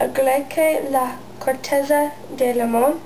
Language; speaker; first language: Spanish; non-native, learner; English